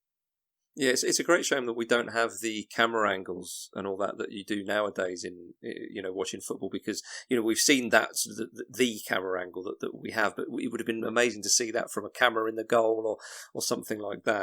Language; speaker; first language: English; native; English